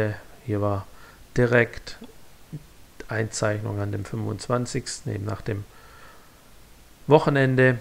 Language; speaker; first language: German; native; German